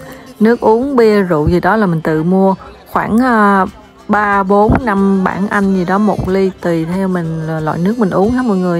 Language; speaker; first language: Vietnamese; native; Vietnamese